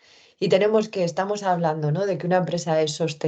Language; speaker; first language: Spanish; native; Spanish